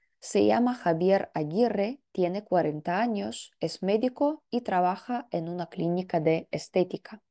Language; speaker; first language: Spanish; non-native, fluent; Russian